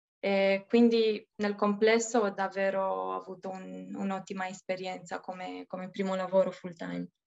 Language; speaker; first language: Italian; non-native, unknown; Romanian